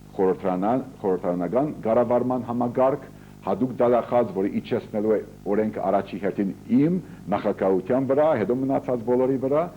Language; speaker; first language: Armenian; early bilingual, heritage; Armenian